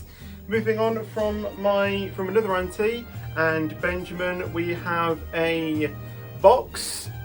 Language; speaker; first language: English; native; English